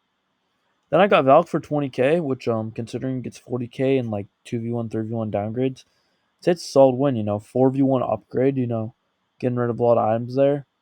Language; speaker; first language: English; native; English